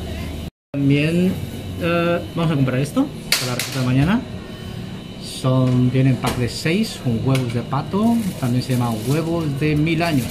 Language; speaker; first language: Spanish; non-native, fluent; Chinese